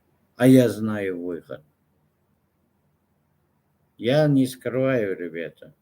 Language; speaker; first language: Russian; non-native, local second language; Turkmen